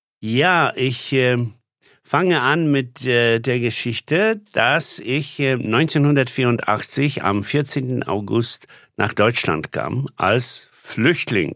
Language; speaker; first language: German; non-native, fluent; Polish